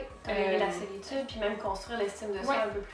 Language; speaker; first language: French; native; French